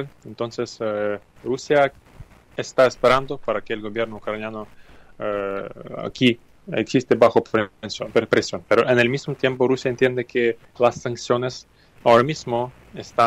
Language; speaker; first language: Spanish; non-native, fluent; Ukrainian